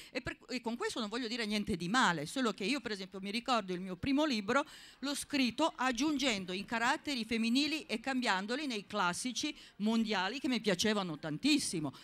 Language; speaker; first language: Italian; non-native, fluent; Serbian